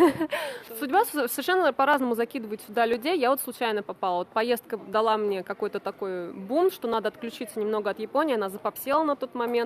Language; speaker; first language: Russian; native; Russian